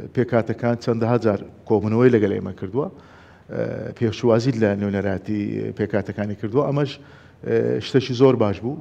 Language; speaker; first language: Central Kurdish; non-native, local second language; Turkmen